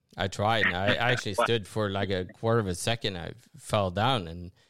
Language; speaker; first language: English; non-native, fluent; Norwegian